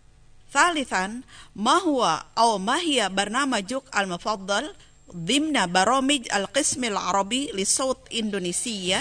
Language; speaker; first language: Arabic; non-native, fluent; Indonesian